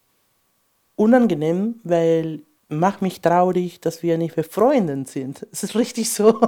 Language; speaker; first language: German; non-native, fluent; Spanish